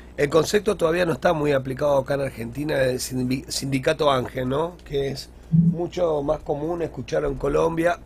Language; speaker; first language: Spanish; native; Spanish